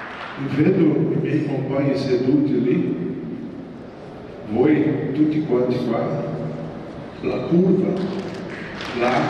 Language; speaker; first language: Italian; non-native, fluent; Portuguese